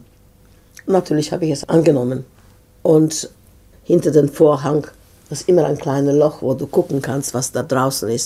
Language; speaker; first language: German; non-native, fluent; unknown